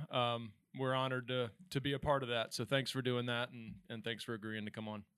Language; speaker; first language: English; native; English